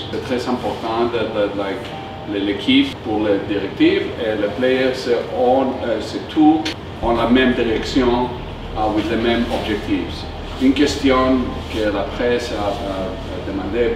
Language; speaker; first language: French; non-native, learner; Spanish